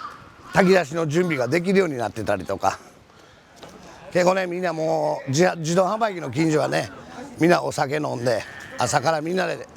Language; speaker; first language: Japanese; native; Japanese